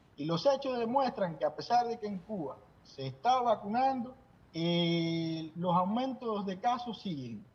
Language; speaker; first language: Spanish; native; Spanish